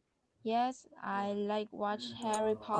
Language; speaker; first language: English; non-native, learner; Vietnamese